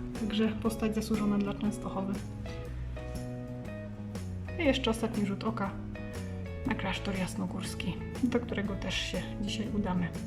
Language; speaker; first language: Polish; native; Polish